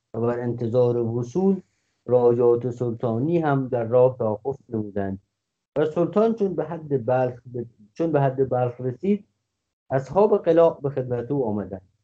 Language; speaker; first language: Persian; non-native, local second language; Kurdish